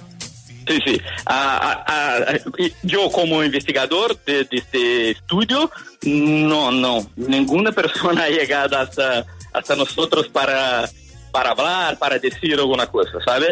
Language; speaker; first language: Spanish; non-native, learner; Portuguese